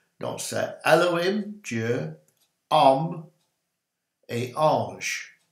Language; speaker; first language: French; non-native, learner; English